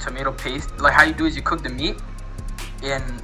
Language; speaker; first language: English; native; English